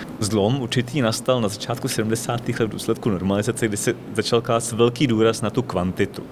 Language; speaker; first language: Czech; native; Czech